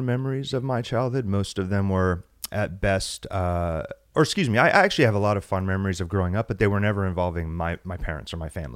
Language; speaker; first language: English; native; English